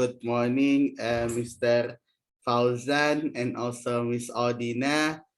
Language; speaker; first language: English; non-native, fluent; Indonesian